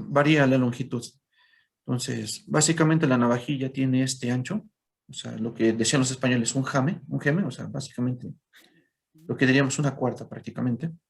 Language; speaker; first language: Spanish; native; Spanish